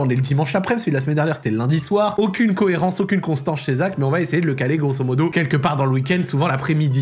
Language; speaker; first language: French; native; French